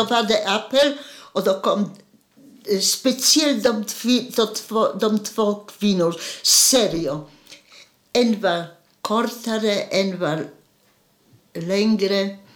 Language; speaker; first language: Swedish; non-native, fluent; Polish